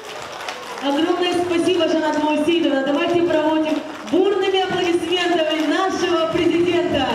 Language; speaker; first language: Russian; native; Russian